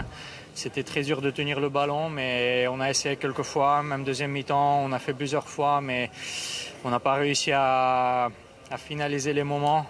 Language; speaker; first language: French; non-native, fluent; Armenian